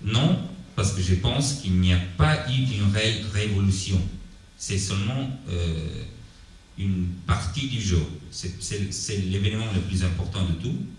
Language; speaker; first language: French; non-native, learner; Italian